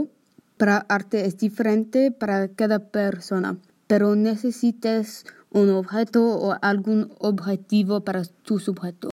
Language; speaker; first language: Spanish; non-native, learner; English